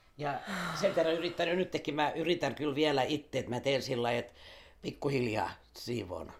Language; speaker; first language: Finnish; native; Finnish